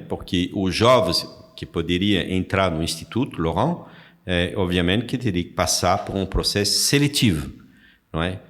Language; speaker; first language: Portuguese; non-native, fluent; French